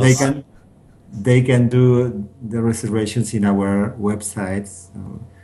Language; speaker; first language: English; non-native, learner; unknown